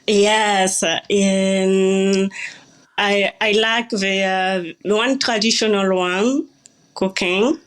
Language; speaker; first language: English; non-native, learner; French